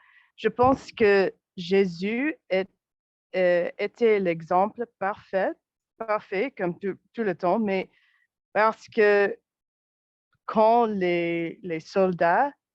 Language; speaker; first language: French; non-native, learner; English